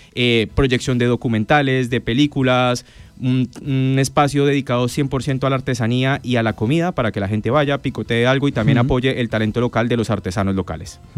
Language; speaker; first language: Spanish; native; Spanish